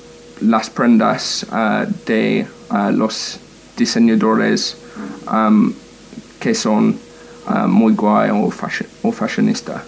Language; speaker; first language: Spanish; non-native, learner; English